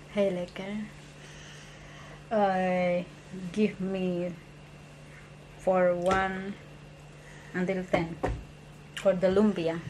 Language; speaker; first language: English; non-native, learner; Indonesian